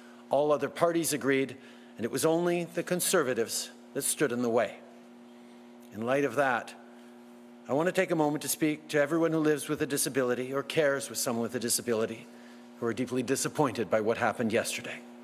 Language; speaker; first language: English; early bilingual, other home language; French